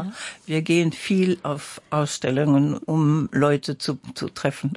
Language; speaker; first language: German; non-native, learner; French